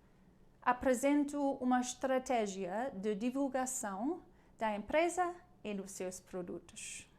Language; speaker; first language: Portuguese; non-native, learner; German